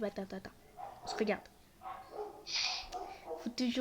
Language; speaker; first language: French; native; French